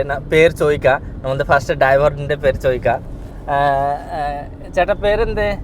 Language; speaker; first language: Malayalam; non-native, learner; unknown